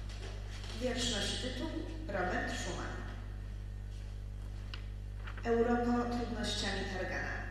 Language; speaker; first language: Polish; native; Polish